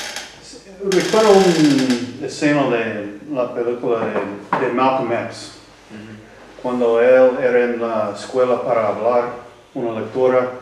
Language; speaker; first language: Spanish; non-native, learner; English